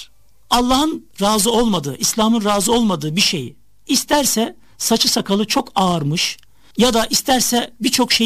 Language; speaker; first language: Turkish; native; Turkish